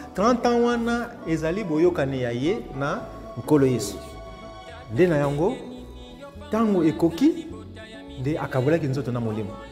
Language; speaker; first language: Lingala; non-native, local second language; Kongo